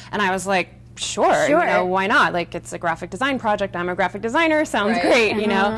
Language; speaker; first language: English; native; English